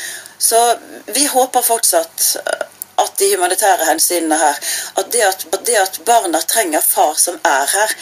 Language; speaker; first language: Norwegian; native; Norwegian